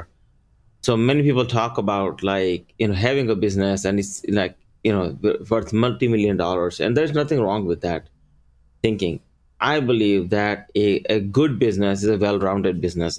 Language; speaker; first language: English; early bilingual, other home language; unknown